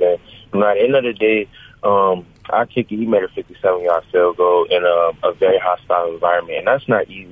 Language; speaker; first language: English; native; English